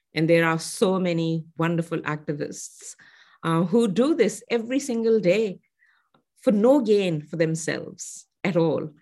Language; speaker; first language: English; non-native, local second language; Urdu